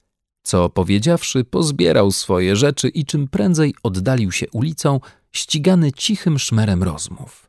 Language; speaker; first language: Polish; native; Polish